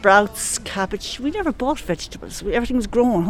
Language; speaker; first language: English; native; English